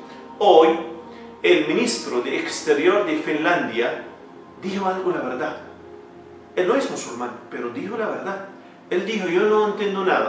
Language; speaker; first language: Spanish; non-native, fluent; Arabic